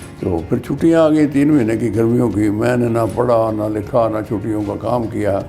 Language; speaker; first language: Urdu; non-native, local second language; Punjabi